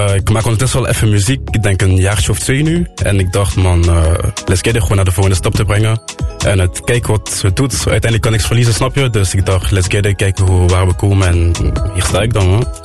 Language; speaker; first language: Dutch; non-native, local second language; French